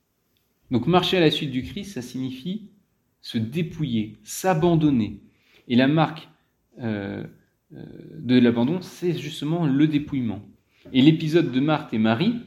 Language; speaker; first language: French; native; French